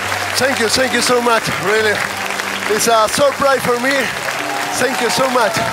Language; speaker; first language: English; non-native, learner; Spanish